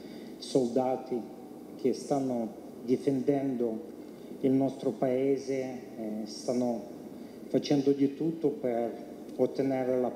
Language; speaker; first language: Italian; non-native, fluent; Ukrainian